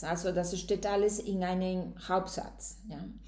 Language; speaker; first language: German; non-native, fluent; Spanish